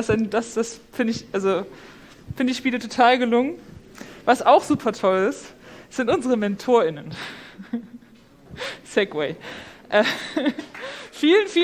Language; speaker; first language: German; native; German